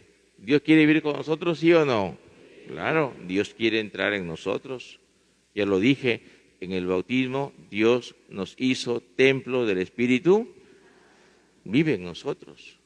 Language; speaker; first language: Spanish; native; Spanish